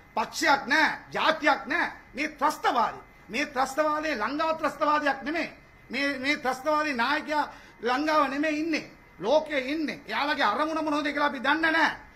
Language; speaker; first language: Sinhala; non-native, local second language; Tamil